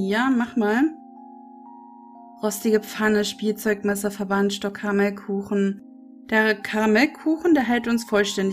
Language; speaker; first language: German; native; German